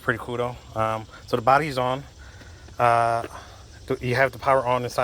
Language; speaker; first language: English; native; English